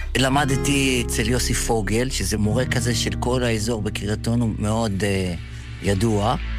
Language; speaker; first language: Hebrew; early bilingual, other home language; Yiddish